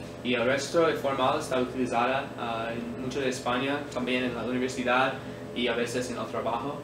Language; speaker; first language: Spanish; non-native, learner; English